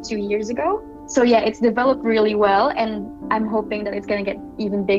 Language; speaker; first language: English; non-native, local second language; Filipino